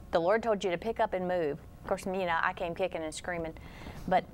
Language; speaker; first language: English; native; English